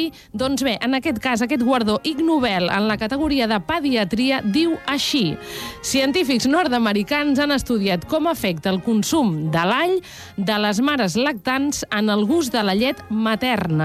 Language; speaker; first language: Catalan; native; Catalan